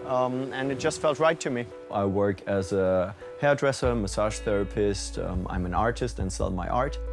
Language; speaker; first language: English; non-native, fluent; German